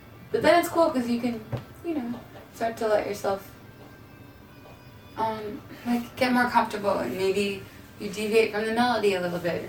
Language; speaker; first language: English; native; English